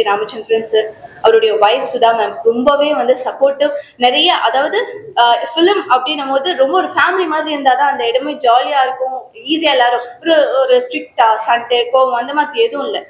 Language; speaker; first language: Tamil; native; Tamil